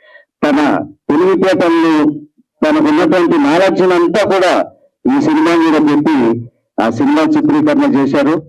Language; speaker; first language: Telugu; native; Telugu